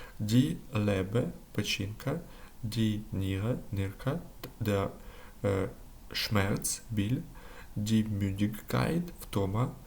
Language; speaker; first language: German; non-native, learner; Ukrainian